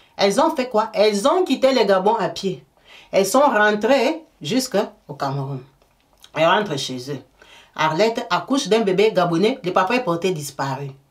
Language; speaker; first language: French; native; French